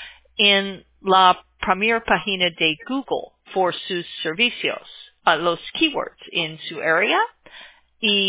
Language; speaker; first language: Spanish; non-native, learner; English